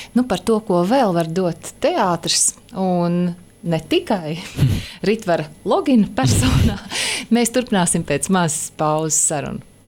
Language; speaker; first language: Latvian; native; Latvian